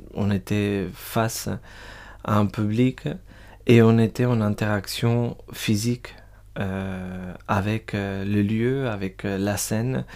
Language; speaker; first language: French; non-native, fluent; Spanish